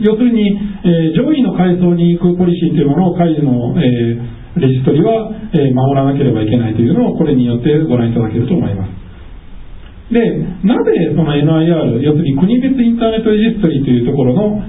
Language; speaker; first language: Japanese; native; Japanese